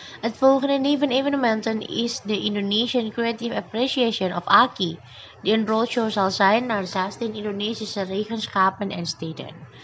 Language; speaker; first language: Dutch; non-native, fluent; Indonesian